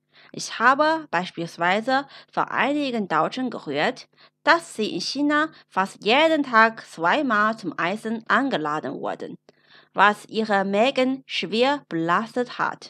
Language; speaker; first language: German; non-native, fluent; Chinese